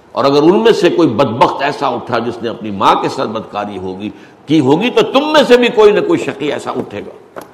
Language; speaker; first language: Urdu; native; Urdu